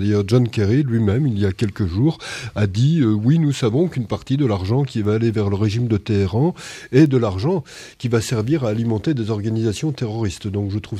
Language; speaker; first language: French; native; French